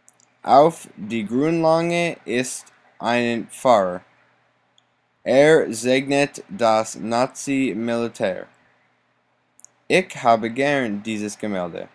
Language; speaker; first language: German; non-native, learner; English